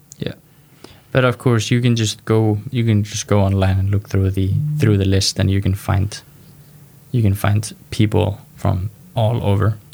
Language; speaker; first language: English; non-native, fluent; Icelandic